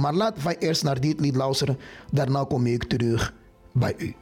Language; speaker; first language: Dutch; non-native, fluent; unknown